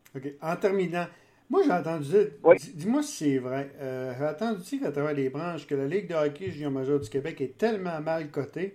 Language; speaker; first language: French; native; French